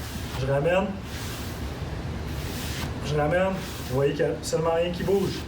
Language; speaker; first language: French; native; French